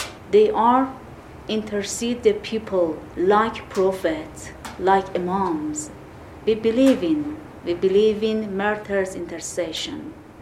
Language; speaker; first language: English; non-native, fluent; Persian